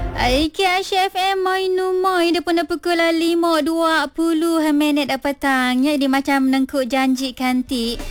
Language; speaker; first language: Malay; non-native, local second language; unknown